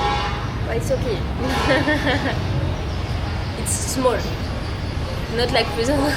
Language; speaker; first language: English; non-native, fluent; French